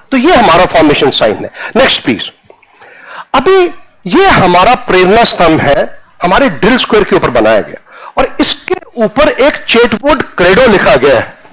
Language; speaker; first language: Hindi; non-native, local second language; Punjabi